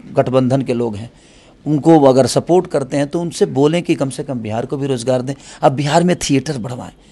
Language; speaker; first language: Hindi; native; Hindi